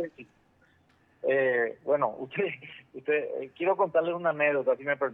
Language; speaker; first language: Spanish; native; Spanish